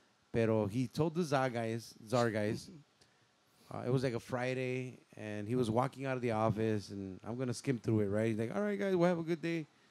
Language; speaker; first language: English; early bilingual, other home language; Spanish